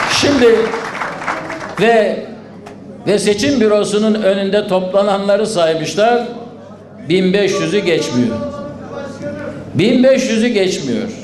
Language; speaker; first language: Turkish; native; Turkish